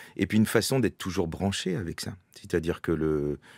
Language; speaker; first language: French; native; French